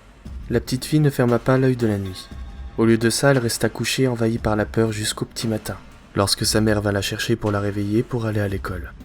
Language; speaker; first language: French; native; French